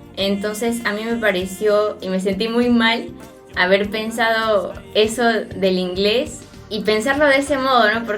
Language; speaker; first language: Spanish; non-native, local second language; Quechua